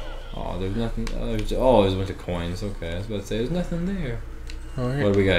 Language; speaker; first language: English; native; English